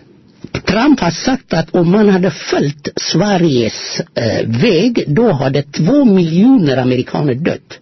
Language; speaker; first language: Swedish; non-native, fluent; Amharic